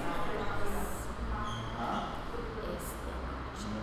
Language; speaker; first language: Spanish; non-native, learner; English